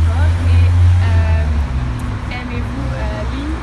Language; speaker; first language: French; non-native, learner; Dutch